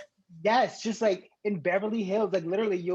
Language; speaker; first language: English; native; English